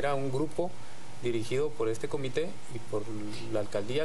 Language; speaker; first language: Spanish; native; Spanish